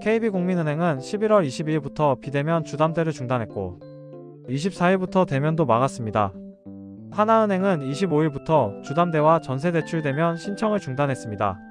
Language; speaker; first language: Korean; native; Korean